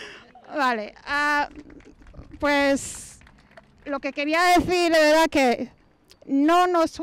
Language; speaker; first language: Spanish; non-native, fluent; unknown